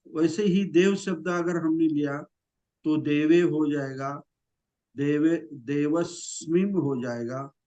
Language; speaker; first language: Hindi; non-native, local second language; Marathi